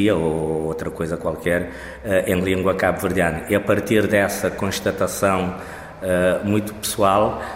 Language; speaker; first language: Portuguese; non-native, local second language; Kabuverdianu